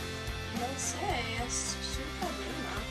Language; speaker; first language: Spanish; non-native, learner; English